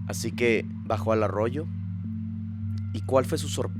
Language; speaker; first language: Spanish; native; Spanish